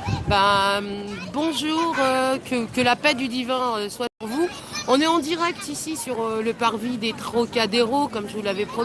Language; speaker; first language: French; native; French